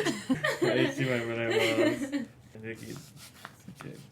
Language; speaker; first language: Japanese; non-native, fluent; English